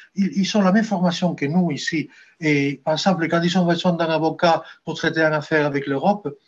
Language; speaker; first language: French; non-native, fluent; Spanish